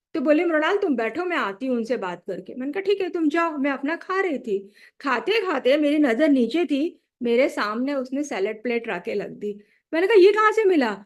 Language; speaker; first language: Hindi; non-native, local second language; Marathi